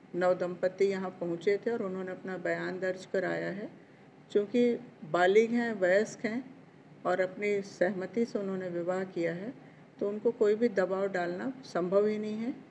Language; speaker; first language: Hindi; native; Hindi